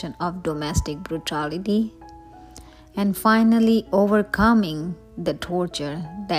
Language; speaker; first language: English; non-native, local second language; Hindi